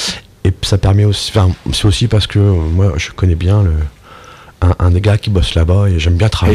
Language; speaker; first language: French; native; French